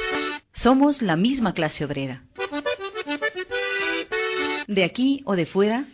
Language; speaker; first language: Spanish; native; Spanish